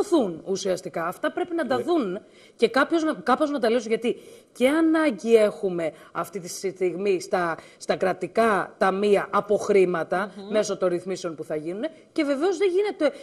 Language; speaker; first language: Greek; native; Greek